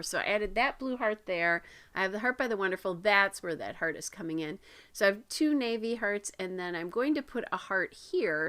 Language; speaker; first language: English; native; English